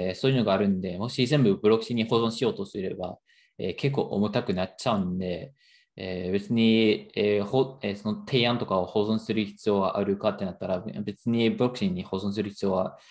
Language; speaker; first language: Japanese; non-native, fluent; English